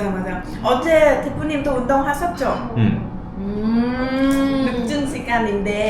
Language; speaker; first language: Korean; non-native, local second language; Vietnamese